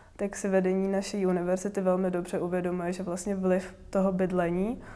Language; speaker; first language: Czech; native; Czech